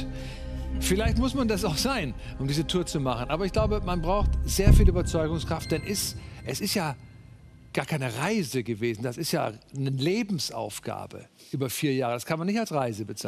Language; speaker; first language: German; native; German